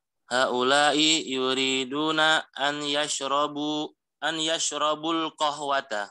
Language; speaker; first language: Arabic; non-native, learner; Indonesian